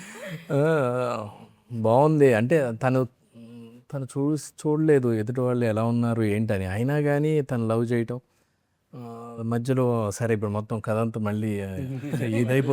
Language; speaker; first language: Telugu; native; Telugu